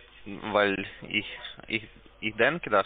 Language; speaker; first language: German; non-native, learner; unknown